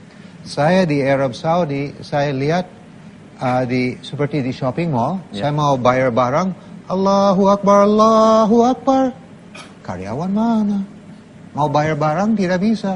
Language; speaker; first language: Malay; non-native, fluent; English